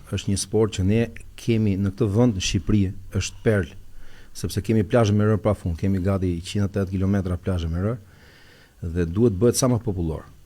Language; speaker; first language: Albanian; native; Albanian